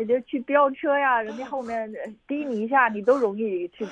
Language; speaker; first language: Chinese; native; Chinese